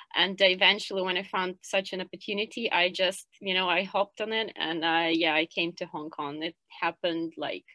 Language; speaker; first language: English; non-native, fluent; Ukrainian